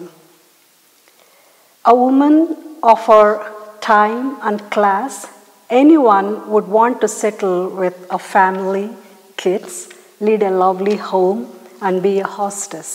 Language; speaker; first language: English; non-native, local second language; Malayalam